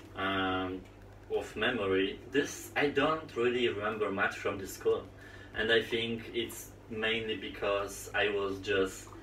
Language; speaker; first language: English; non-native, fluent; Polish